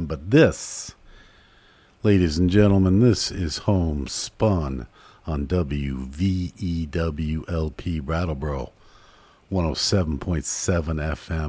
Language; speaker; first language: English; native; English